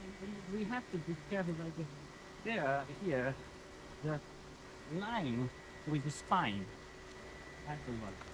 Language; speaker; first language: English; non-native, learner; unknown